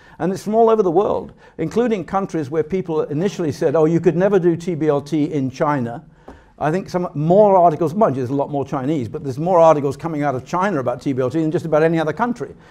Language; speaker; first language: English; native; English